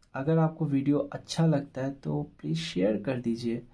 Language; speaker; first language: Hindi; non-native, local second language; Bangla